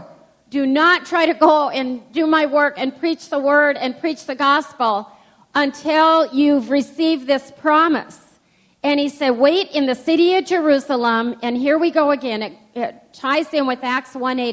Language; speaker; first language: English; native; English